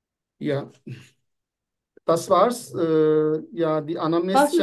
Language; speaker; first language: German; non-native, fluent; Turkish